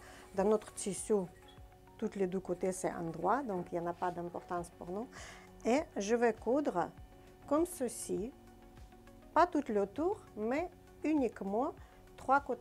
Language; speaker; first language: French; non-native, fluent; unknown